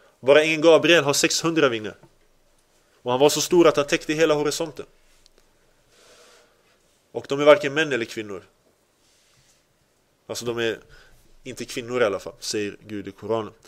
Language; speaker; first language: Swedish; early bilingual, other home language; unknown